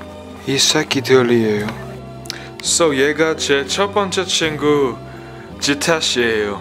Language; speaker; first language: Korean; early bilingual, heritage; Korean